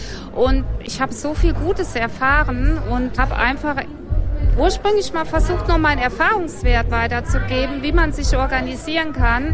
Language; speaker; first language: German; native; German